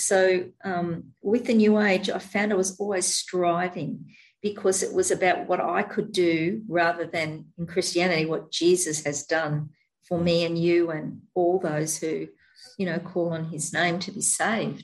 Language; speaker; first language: English; native; English